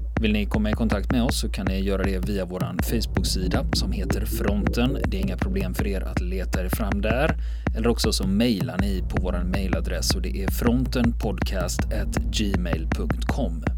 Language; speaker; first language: Swedish; native; Swedish